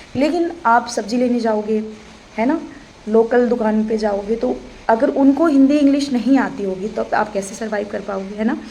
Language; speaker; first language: Hindi; native; Hindi